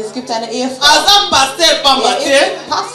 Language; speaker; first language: German; non-native, fluent; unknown